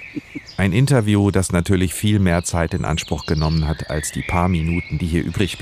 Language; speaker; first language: German; native; German